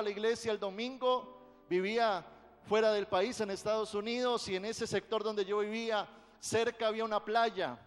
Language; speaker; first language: Spanish; native; Spanish